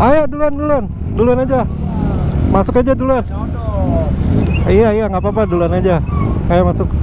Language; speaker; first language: Indonesian; native; Indonesian